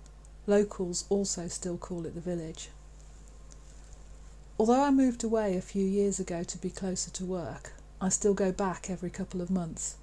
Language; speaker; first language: English; native; English